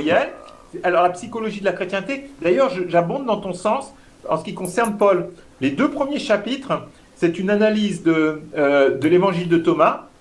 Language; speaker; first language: French; native; French